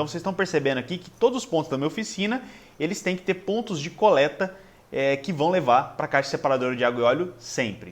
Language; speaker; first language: Portuguese; native; Portuguese